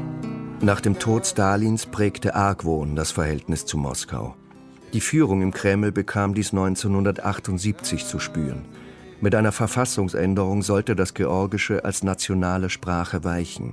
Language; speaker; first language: German; native; German